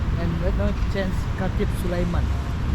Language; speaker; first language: English; non-native, learner; Indonesian